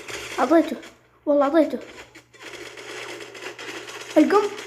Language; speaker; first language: Arabic; native; Arabic